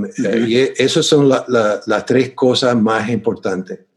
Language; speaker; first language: Spanish; non-native, fluent; English